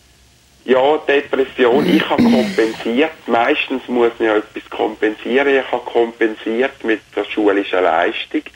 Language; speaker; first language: German; native; German